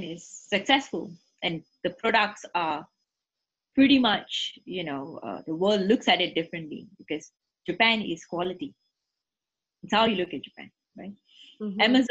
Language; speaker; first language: English; native; English